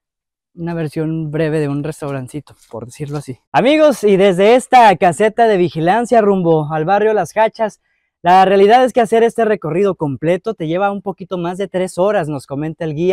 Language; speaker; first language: Spanish; native; Spanish